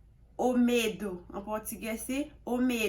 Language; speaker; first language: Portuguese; non-native, fluent; Haitian Creole